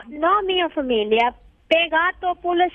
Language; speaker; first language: Italian; non-native, learner; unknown